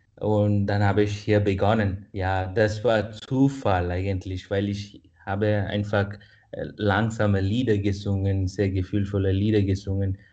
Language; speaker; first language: German; non-native, fluent; Kannada